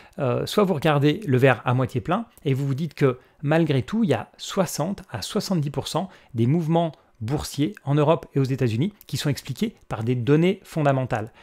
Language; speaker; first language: French; native; French